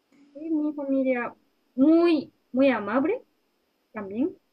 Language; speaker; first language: Spanish; non-native, learner; Japanese